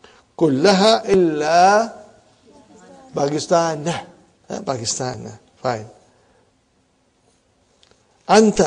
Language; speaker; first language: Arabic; non-native, fluent; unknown